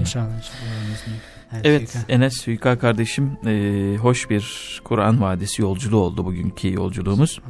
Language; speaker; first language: Turkish; native; Turkish